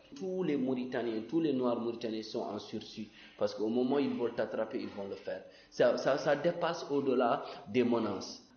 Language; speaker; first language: French; non-native, local second language; Fula